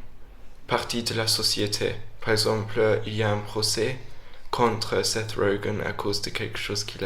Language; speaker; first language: French; non-native, fluent; English